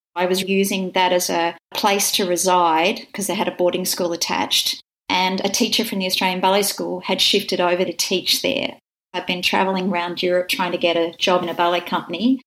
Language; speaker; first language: English; native; English